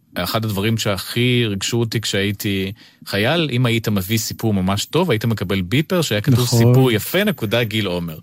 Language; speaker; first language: Hebrew; early bilingual, other home language; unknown